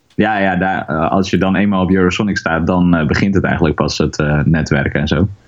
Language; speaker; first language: Dutch; native; Dutch